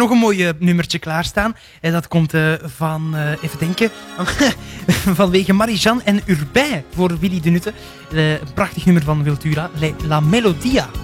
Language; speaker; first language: Dutch; native; Dutch